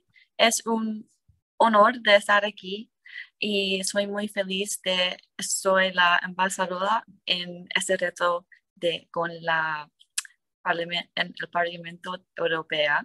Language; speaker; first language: Spanish; non-native, learner; English